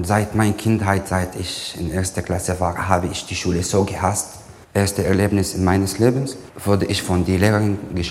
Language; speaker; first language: German; non-native, learner; Arabic